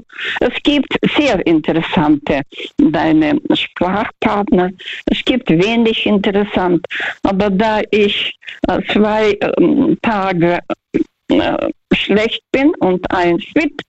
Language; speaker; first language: German; non-native, fluent; Russian